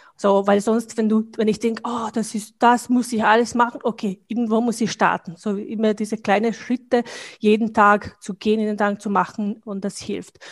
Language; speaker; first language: German; non-native, fluent; Bosnian